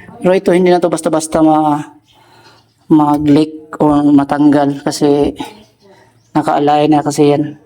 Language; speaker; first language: Filipino; non-native, local second language; Cebuano